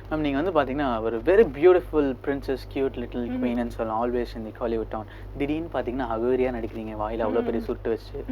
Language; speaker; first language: Tamil; native; Tamil